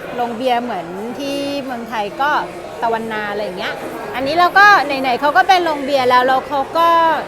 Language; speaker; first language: Thai; native; Thai